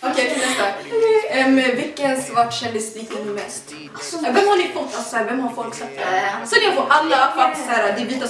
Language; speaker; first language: Swedish; early bilingual, other home language; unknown